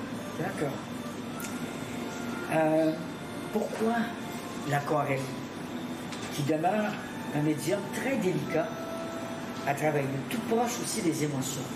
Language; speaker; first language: French; native; French